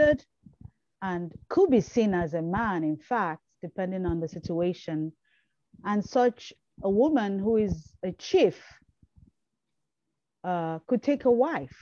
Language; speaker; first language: English; non-native, local second language; Igbo